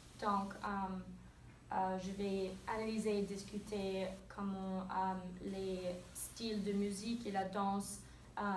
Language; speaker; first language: French; non-native, learner; English